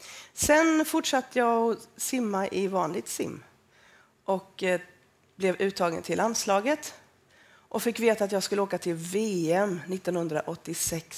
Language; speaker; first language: Swedish; native; Swedish